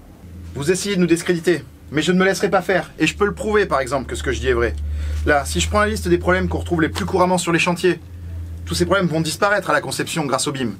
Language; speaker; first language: French; native; French